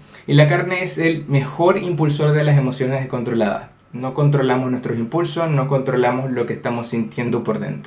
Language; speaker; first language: Spanish; native; Spanish